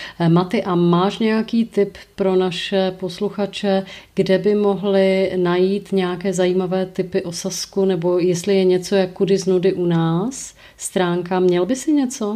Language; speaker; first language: Czech; native; Czech